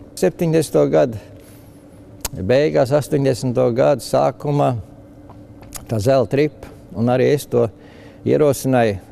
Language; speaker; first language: Latvian; native; Latvian